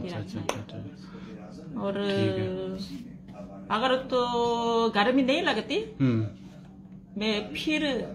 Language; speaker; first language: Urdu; non-native, learner; Korean